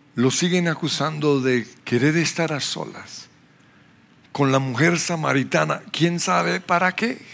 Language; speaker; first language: Spanish; non-native, fluent; English